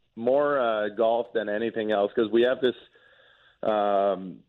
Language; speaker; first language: English; non-native, fluent; French